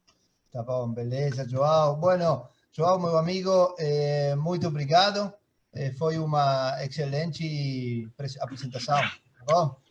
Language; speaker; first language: Portuguese; non-native, fluent; Spanish